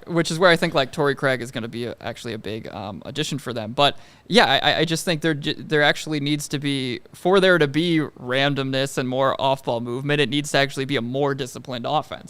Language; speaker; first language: English; native; English